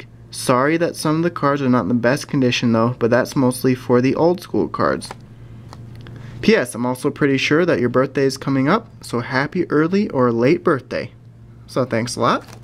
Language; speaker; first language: English; native; English